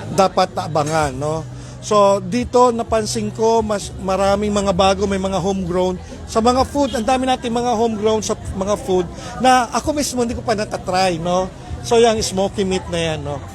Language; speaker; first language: Filipino; native; Filipino